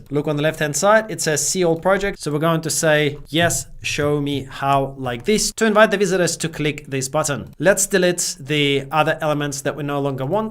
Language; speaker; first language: English; native; English